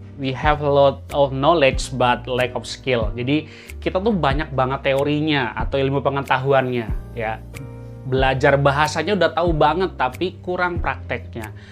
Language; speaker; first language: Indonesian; native; Indonesian